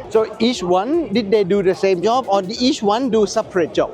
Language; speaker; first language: English; non-native, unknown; Thai